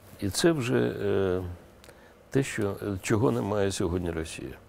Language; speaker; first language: Ukrainian; non-native, local second language; Russian